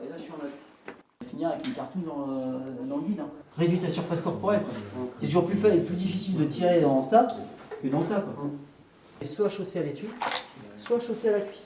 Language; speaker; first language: French; native; French